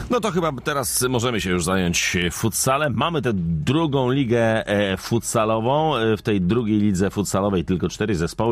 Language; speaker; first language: Polish; native; Polish